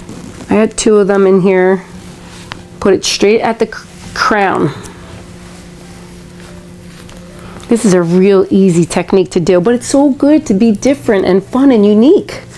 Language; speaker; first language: English; native; English